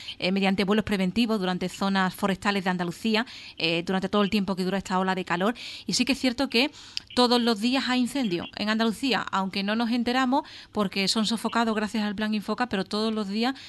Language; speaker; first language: Spanish; native; Spanish